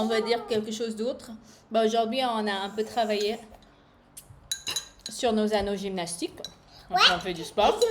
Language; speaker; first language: French; non-native, fluent; English